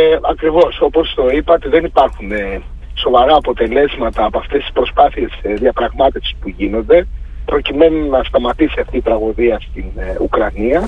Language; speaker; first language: Greek; native; Greek